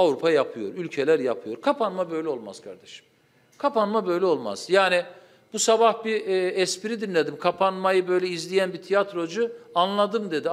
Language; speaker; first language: Turkish; native; Turkish